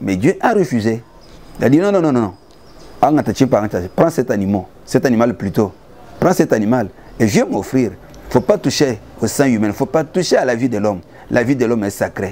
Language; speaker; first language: French; non-native, local second language; Luba-Lulua